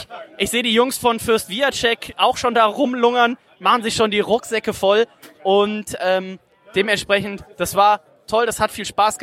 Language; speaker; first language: German; native; German